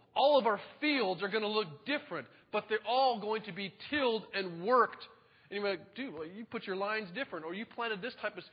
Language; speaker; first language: English; native; English